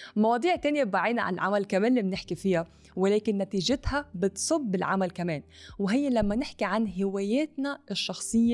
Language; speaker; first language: Arabic; native; Arabic